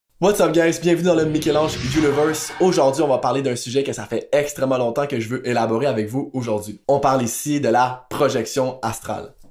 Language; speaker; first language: French; native; French